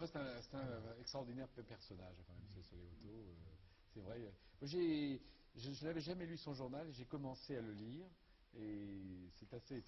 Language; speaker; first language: French; native; French